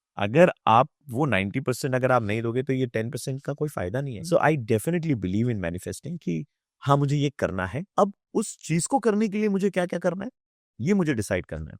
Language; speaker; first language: Hindi; native; Hindi